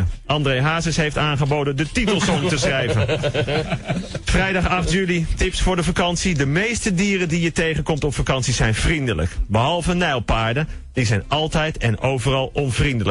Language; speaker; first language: Dutch; native; Dutch